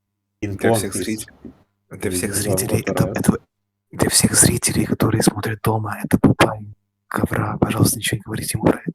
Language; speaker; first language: Russian; early bilingual, heritage; Russian